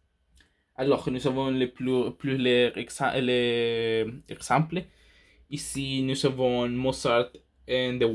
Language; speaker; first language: French; non-native, learner; Spanish